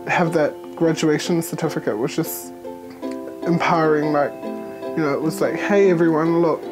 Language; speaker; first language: English; native; English